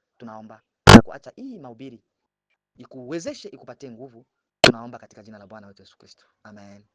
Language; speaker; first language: Swahili; native; Swahili